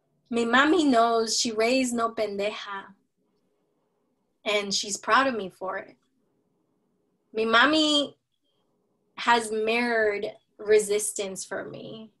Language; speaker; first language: English; early bilingual, other home language; Spanish